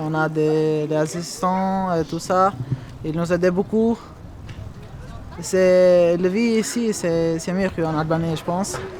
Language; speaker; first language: French; non-native, learner; Albanian